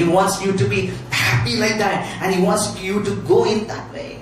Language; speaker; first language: English; non-native, local second language; Telugu